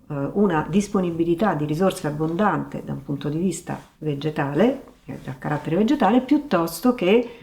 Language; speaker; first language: Italian; native; Italian